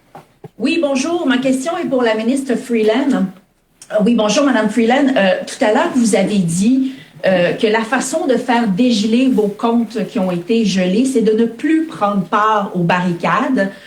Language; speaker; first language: French; native; French